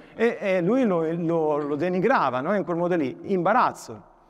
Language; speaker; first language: Italian; native; Italian